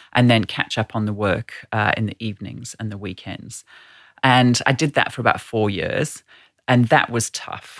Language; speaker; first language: English; native; English